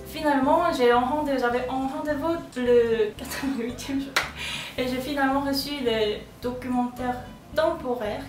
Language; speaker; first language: French; non-native, learner; Korean